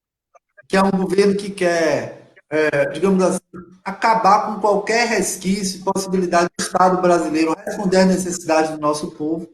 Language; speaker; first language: Portuguese; native; Portuguese